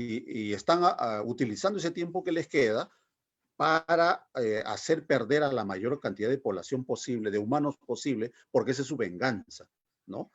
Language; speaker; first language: Spanish; native; Spanish